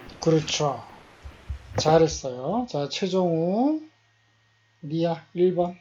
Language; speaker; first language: Korean; native; Korean